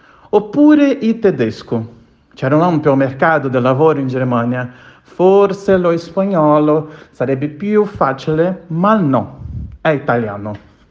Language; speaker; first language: Italian; non-native, learner; Portuguese